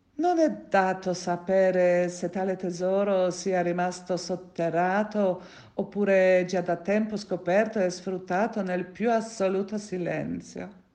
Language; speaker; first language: Italian; non-native, fluent; Polish